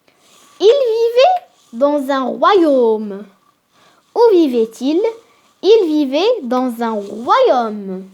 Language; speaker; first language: French; non-native, local second language; Arabic